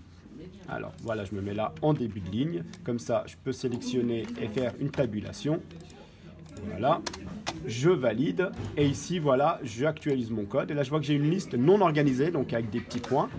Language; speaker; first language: French; native; French